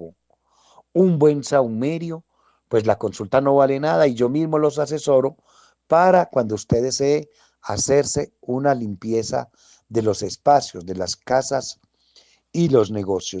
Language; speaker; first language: Spanish; native; Spanish